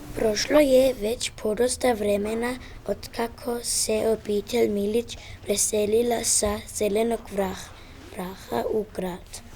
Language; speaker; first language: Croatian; early bilingual, heritage; Croatian